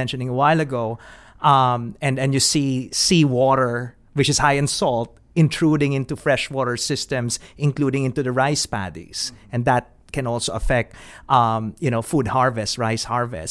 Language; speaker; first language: English; non-native, local second language; Filipino